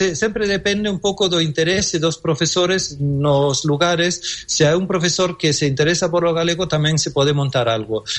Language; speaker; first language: Galician; non-native, fluent; German